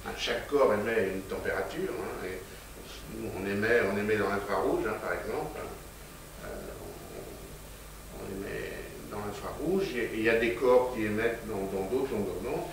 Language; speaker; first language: French; native; French